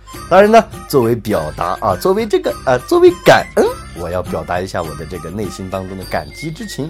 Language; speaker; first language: Chinese; native; Chinese